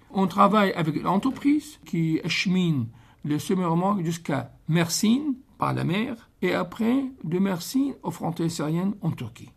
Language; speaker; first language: French; non-native, fluent; Arabic